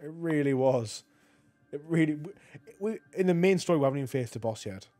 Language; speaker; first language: English; native; English